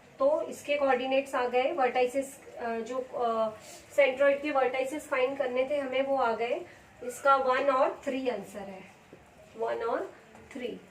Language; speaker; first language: Hindi; non-native, local second language; Marathi